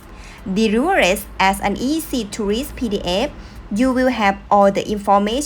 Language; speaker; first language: English; non-native, learner; Thai